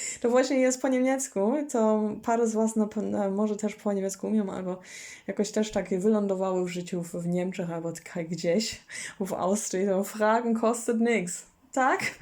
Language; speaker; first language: Polish; non-native, learner; German